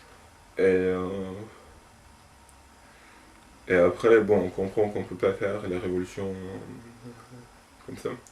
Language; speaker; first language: French; non-native, local second language; Arabic